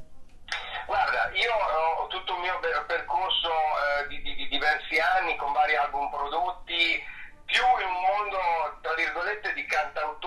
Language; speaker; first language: Italian; native; Italian